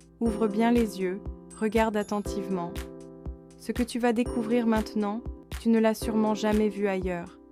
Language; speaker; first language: French; non-native, fluent; Chinese